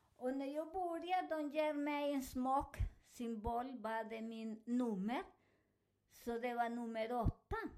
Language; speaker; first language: Swedish; non-native, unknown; Spanish